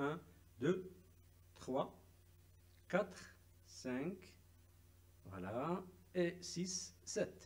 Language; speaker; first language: French; non-native, local second language; Arabic